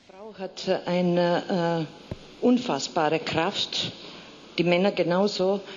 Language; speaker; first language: German; non-native, fluent; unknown